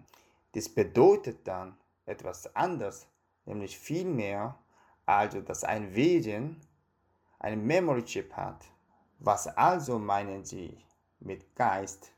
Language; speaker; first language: German; non-native, fluent; Korean